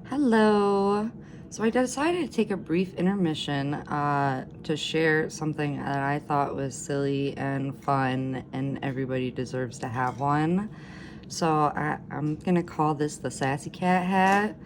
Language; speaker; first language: English; native; English